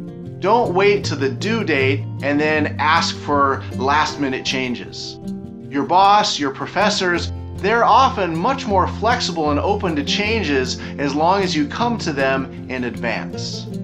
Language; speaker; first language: English; native; English